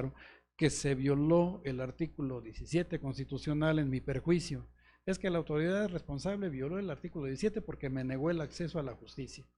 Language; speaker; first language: Spanish; native; Spanish